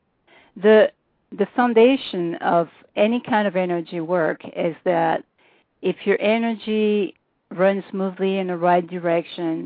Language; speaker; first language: English; non-native, fluent; French